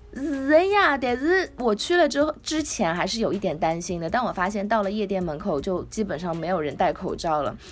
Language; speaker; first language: Chinese; native; Chinese